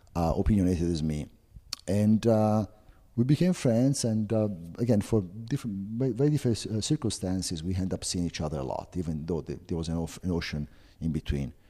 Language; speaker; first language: English; non-native, fluent; Italian